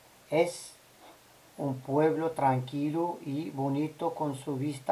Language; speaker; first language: Spanish; non-native, learner; Arabic